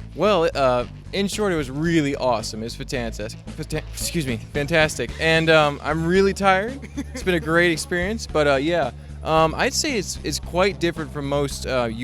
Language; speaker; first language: English; native; English